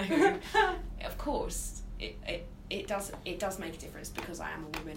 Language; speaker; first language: English; native; English